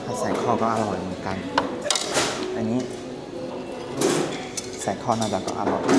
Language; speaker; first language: Thai; non-native, learner; Chinese